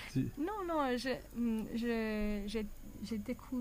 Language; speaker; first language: French; non-native, learner; English